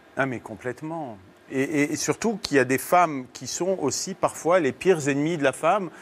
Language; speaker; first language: French; native; French